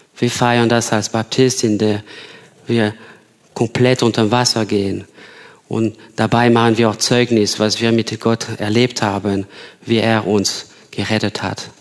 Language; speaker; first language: German; non-native, fluent; French